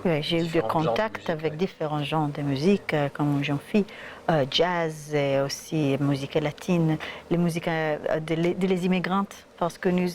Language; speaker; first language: French; non-native, learner; Hebrew